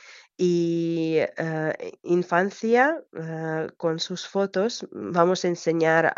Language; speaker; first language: Spanish; non-native, fluent; Ukrainian